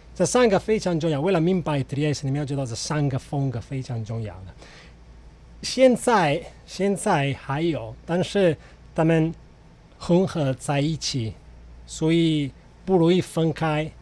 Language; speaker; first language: Chinese; non-native, fluent; Italian